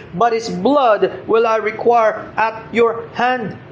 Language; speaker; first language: English; non-native, local second language; Filipino